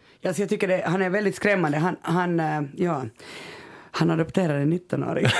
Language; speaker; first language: Swedish; native; Swedish